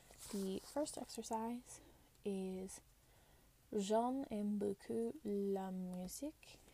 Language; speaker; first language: French; non-native, learner; English